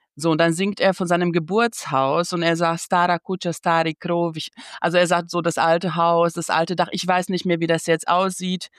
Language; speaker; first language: German; early bilingual, other home language; Bosnian